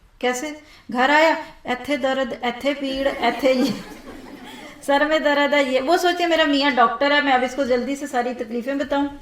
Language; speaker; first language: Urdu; native; Urdu